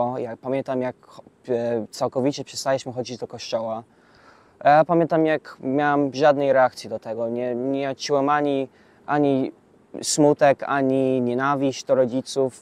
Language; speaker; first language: Polish; early bilingual, heritage; English